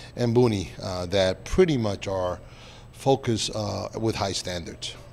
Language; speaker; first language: English; native; English